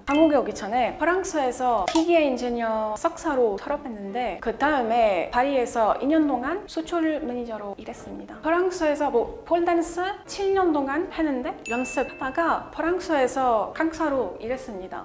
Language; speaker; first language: Korean; non-native, fluent; French